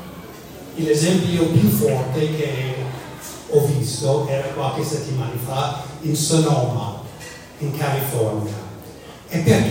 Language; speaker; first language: Italian; non-native, fluent; English